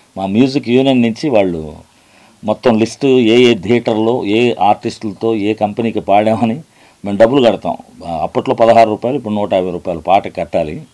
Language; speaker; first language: Telugu; native; Telugu